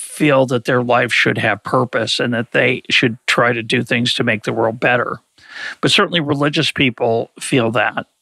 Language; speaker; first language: English; native; English